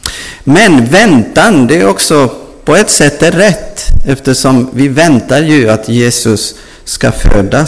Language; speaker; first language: Swedish; non-native, fluent; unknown